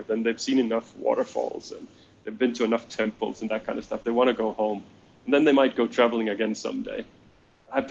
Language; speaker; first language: English; non-native, fluent; Danish